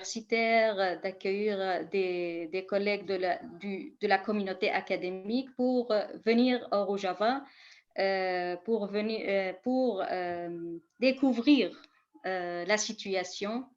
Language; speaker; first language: French; non-native, fluent; Kurdish